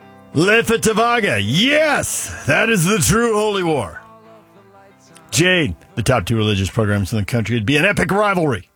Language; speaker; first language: English; native; English